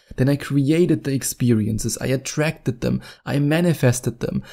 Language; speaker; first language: English; non-native, fluent; German